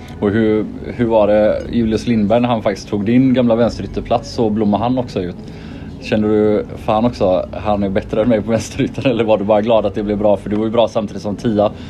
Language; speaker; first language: Swedish; native; Swedish